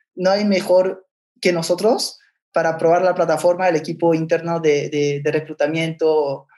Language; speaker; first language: Spanish; non-native, fluent; French